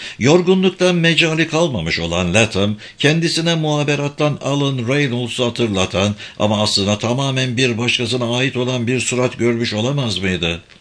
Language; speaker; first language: Turkish; native; Turkish